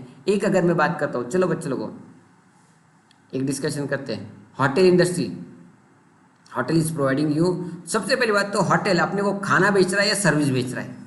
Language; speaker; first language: Hindi; non-native, local second language; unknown